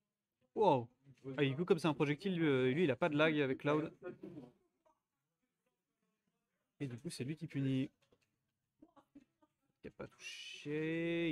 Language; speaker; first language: French; native; French